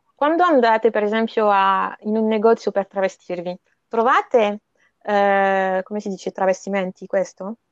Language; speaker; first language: Italian; non-native, fluent; French